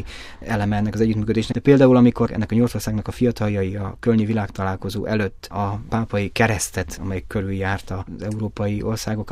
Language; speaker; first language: Hungarian; native; Hungarian